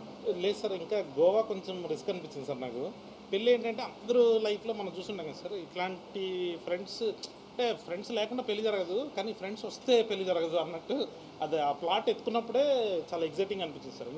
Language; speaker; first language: Telugu; native; Telugu